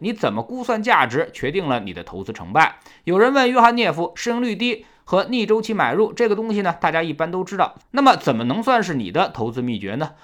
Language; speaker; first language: Chinese; native; Chinese